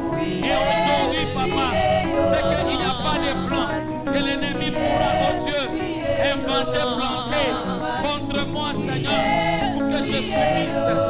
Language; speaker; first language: French; non-native, local second language; Swahili